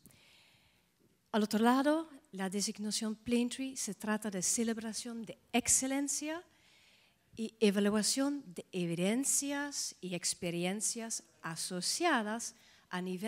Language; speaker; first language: Spanish; non-native, fluent; Dutch